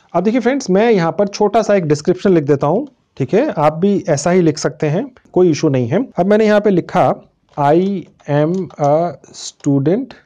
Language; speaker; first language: Hindi; native; Hindi